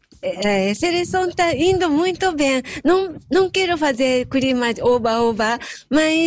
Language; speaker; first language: Portuguese; non-native, fluent; Japanese